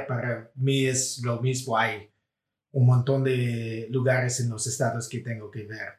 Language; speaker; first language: Spanish; non-native, fluent; English